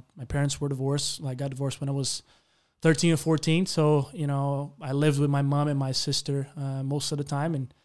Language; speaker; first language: English; non-native, fluent; Portuguese